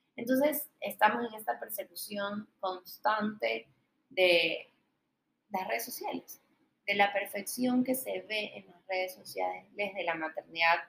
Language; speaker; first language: Spanish; native; Spanish